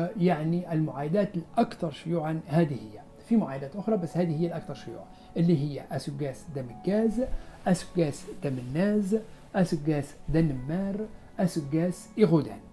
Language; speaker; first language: Arabic; non-native, local second language; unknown